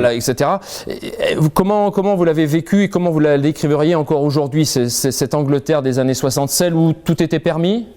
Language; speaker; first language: French; native; French